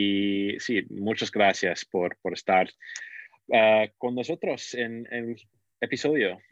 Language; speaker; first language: Spanish; non-native, fluent; English